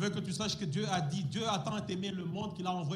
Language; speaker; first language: French; non-native, fluent; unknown